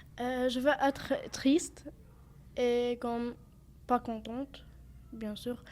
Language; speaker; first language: French; non-native, learner; Arabic